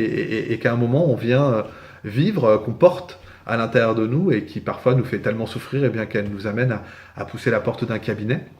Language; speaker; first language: French; native; French